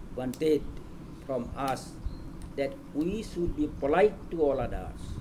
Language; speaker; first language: English; non-native, local second language; Assamese